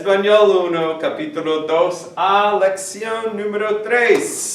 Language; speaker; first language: Spanish; non-native, fluent; English